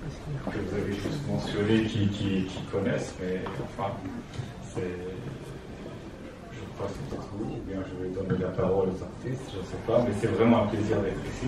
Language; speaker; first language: French; non-native, fluent; Turkish